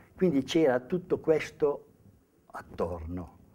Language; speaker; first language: Italian; native; Italian